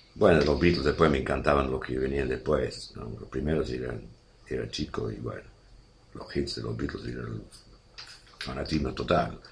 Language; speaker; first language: Spanish; non-native, fluent; English